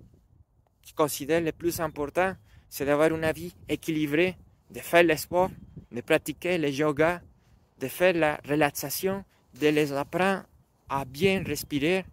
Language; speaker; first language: French; non-native, learner; Spanish